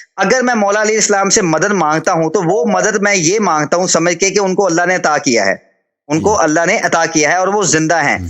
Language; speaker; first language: Urdu; non-native, local second language; Punjabi